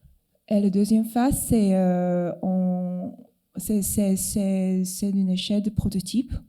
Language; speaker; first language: French; non-native, fluent; Cantonese